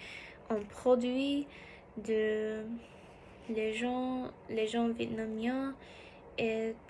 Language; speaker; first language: French; non-native, learner; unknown